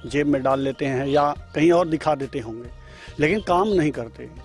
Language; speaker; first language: Hindi; native; Hindi